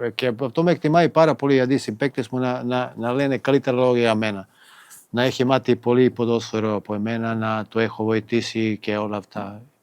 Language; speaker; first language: Greek; non-native, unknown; Serbian